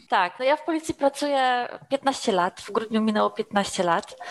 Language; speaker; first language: Polish; native; Polish